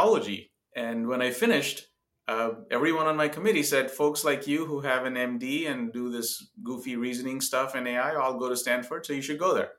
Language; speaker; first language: English; non-native, local second language; Gujarati